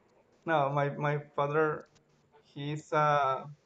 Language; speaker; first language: English; non-native, learner; Spanish